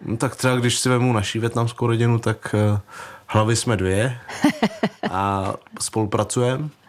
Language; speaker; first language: Czech; early bilingual, other home language; Vietnamese